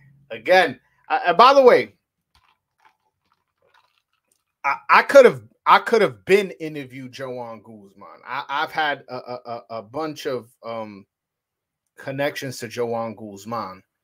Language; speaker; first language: English; early bilingual, other home language; Spanish